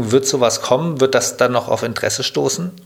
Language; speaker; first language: German; native; German